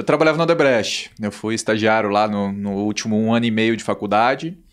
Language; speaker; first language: Portuguese; native; Portuguese